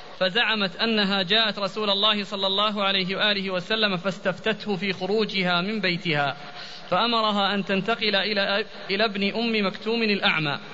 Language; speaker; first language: Arabic; native; Arabic